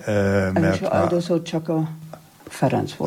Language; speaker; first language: Hungarian; non-native, fluent; German